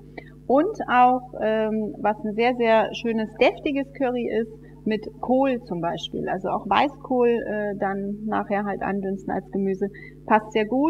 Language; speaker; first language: German; native; German